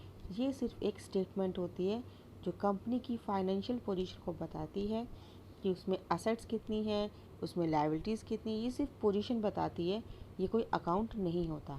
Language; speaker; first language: Hindi; native; Hindi